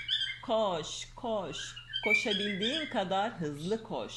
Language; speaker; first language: Turkish; native; Turkish